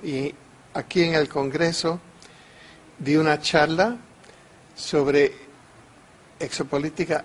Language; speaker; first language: Spanish; non-native, fluent; English